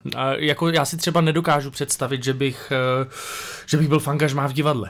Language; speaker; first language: Czech; native; Czech